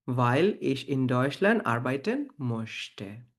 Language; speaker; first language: German; non-native, fluent; Bangla